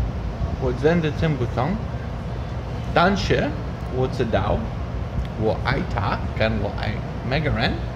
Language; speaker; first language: Chinese; non-native, learner; English